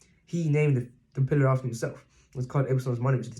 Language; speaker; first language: English; native; English